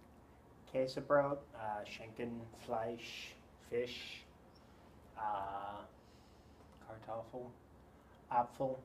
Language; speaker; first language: German; non-native, learner; English